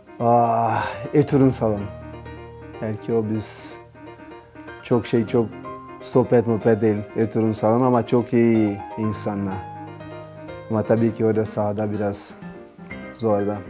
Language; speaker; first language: Turkish; non-native, learner; Portuguese